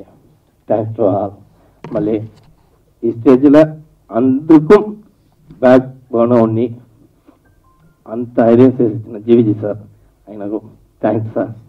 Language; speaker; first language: Telugu; non-native, learner; Tamil